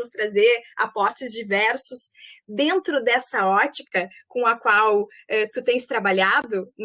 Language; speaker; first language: Portuguese; native; Portuguese